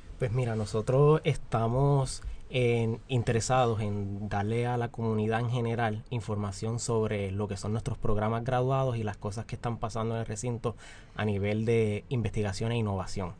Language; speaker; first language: Spanish; native; Spanish